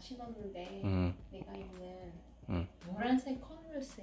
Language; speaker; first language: Korean; non-native, fluent; Russian